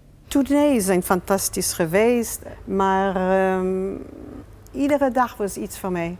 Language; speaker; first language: Dutch; non-native, fluent; English